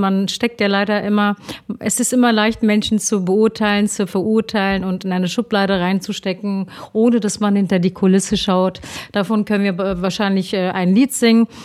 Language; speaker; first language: German; early bilingual, other home language; Turkish